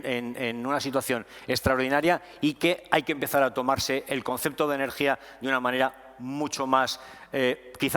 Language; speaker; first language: Spanish; native; Spanish